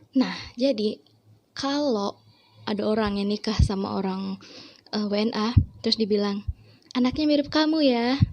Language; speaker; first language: Indonesian; native; Indonesian